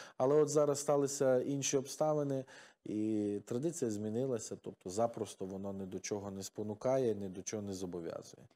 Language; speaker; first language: Ukrainian; native; Ukrainian